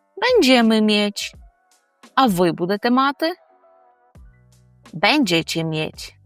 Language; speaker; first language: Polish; non-native, fluent; Ukrainian